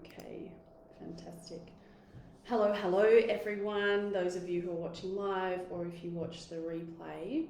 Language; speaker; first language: English; native; English